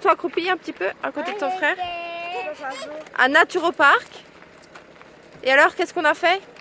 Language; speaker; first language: French; native; French